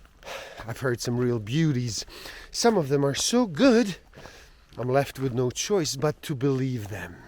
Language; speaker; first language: English; native; English